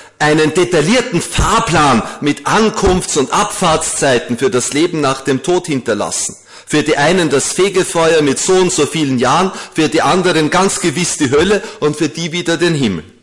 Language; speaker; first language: German; native; German